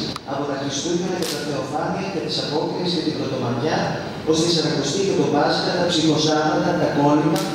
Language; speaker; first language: Greek; native; Greek